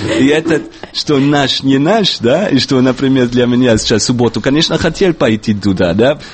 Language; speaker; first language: Russian; non-native, fluent; German